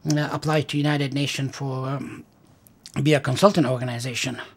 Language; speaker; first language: English; non-native, fluent; Pashto